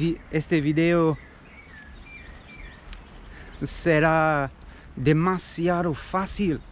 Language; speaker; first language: Spanish; non-native, learner; English